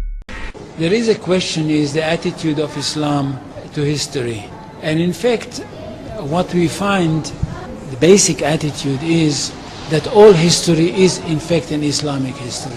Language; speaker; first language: English; non-native, fluent; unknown